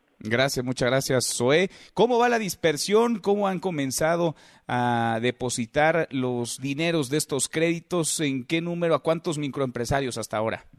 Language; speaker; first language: Spanish; native; Spanish